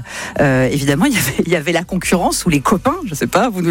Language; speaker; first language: French; native; French